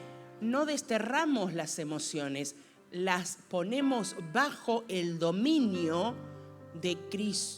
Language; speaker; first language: Spanish; native; Spanish